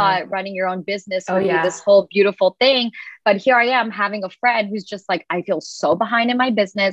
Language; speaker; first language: English; native; English